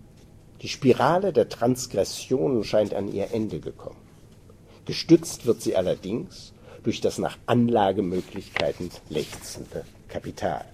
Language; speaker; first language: German; native; German